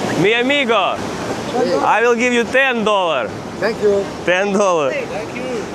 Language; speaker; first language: English; non-native, learner; Ukrainian